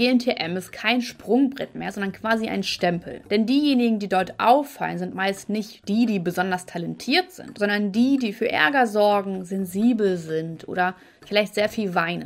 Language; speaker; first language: German; native; German